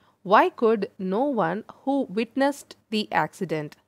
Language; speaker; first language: English; non-native, local second language; Tamil